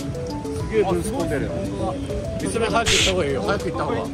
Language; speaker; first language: Japanese; native; Japanese